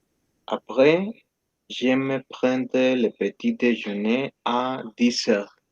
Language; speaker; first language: French; non-native, learner; Spanish